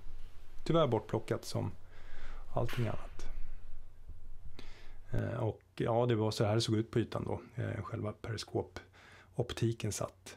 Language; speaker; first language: Swedish; native; Swedish